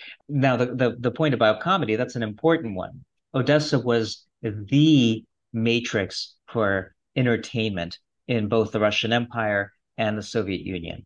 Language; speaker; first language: English; early bilingual, other home language; Russian